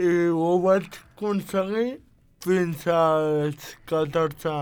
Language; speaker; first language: Catalan; non-native, local second language; Spanish